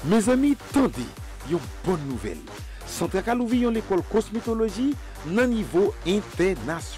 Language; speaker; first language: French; non-native, local second language; Haitian Creole